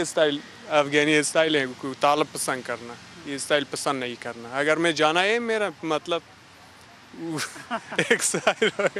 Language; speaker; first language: Hindi; non-native, learner; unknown